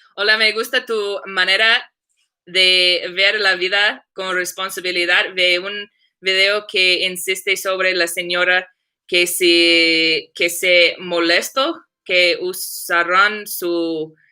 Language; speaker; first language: Spanish; non-native, learner; English